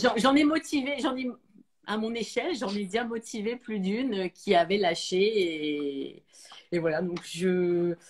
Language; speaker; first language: French; native; French